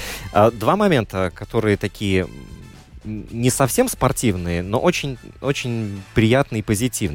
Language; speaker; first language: Russian; native; Russian